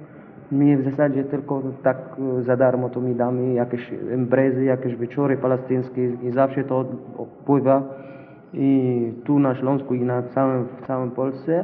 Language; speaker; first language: Polish; non-native, learner; Arabic